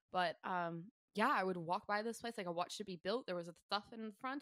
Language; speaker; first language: English; native; English